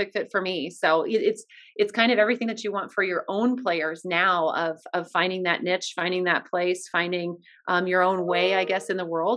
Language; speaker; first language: English; native; English